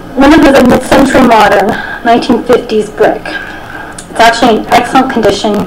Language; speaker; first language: English; native; English